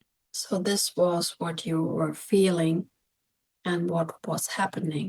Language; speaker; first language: English; non-native, fluent; German